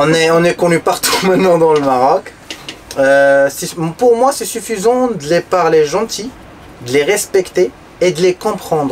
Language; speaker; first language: French; non-native, local second language; Arabic